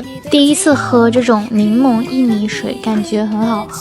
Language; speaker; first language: Chinese; native; Chinese